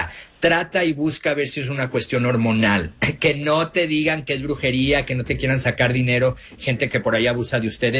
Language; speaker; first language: Spanish; native; Spanish